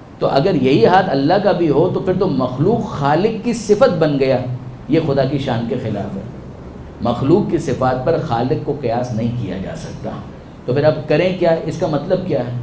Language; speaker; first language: Urdu; non-native, local second language; Gujarati